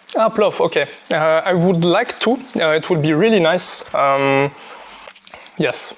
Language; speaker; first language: English; non-native, learner; French